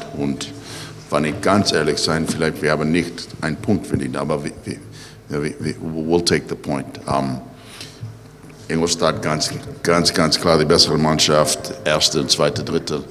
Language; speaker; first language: German; non-native, learner; English